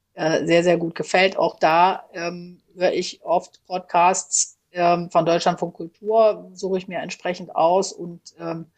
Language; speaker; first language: German; native; German